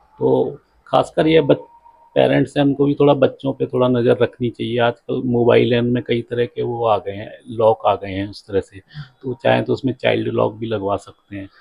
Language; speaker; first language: Hindi; native; Hindi